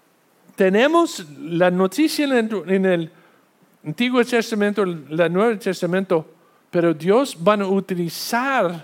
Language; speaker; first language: Spanish; non-native, fluent; English